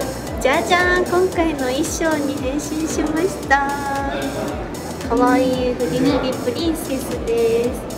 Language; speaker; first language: Japanese; native; Japanese